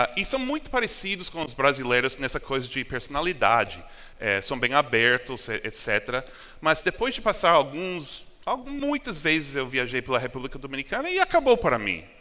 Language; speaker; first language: Portuguese; non-native, fluent; English